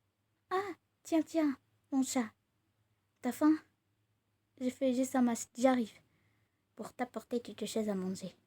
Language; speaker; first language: French; non-native, learner; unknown